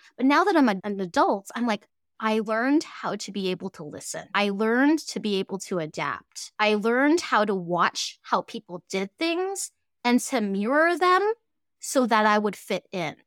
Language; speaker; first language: English; early bilingual, other home language; Cantonese